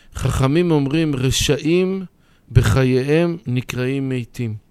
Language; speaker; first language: Hebrew; native; Hebrew